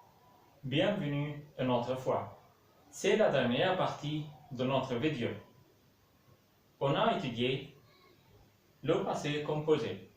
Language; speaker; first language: French; non-native, local second language; Arabic